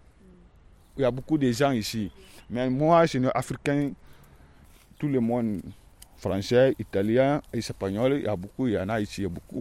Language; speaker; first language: French; non-native, learner; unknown